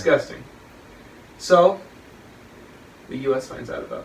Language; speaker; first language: English; native; English